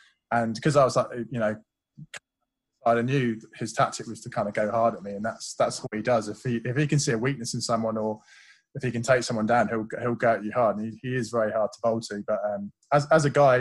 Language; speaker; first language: English; native; English